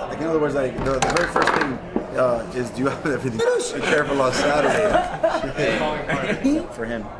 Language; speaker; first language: English; non-native, fluent; Spanish